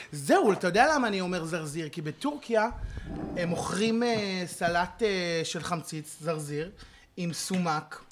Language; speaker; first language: Hebrew; native; Hebrew